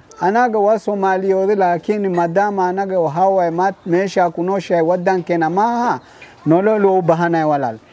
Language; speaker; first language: Somali; non-native, learner; Swahili